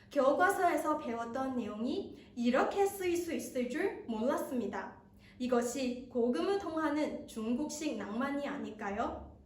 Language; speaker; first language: Korean; non-native, fluent; Chinese